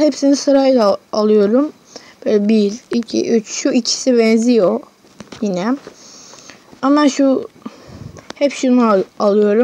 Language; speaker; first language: Turkish; native; Turkish